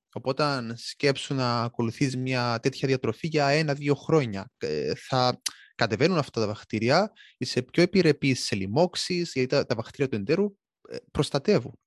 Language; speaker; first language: Greek; native; Greek